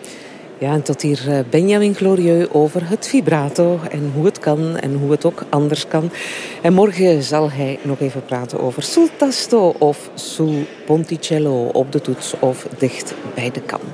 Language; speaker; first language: Dutch; native; Dutch